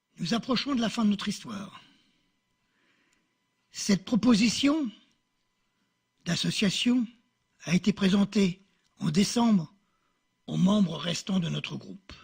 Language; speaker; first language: French; native; French